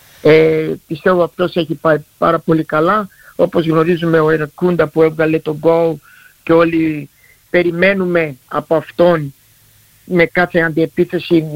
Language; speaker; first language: Greek; early bilingual, heritage; Greek